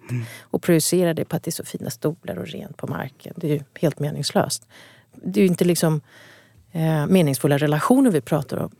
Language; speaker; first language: Swedish; early bilingual, other home language; Kurdish